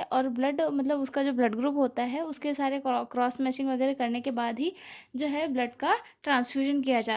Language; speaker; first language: Hindi; native; Hindi